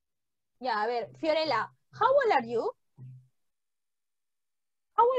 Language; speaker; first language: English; non-native, fluent; Spanish